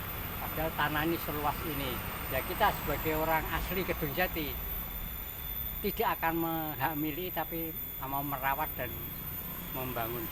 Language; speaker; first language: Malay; non-native, local second language; Javanese